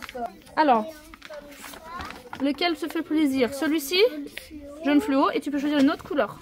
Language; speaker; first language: French; native; French